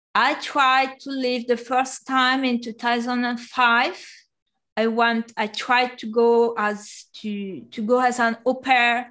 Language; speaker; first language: English; non-native, fluent; Italian